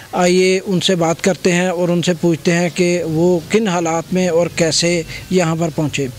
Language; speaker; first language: Urdu; native; Urdu